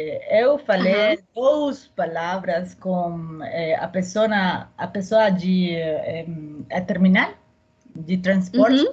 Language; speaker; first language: Portuguese; non-native, learner; Spanish